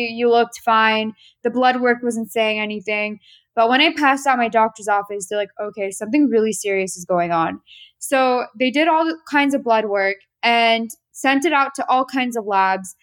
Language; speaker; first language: English; native; English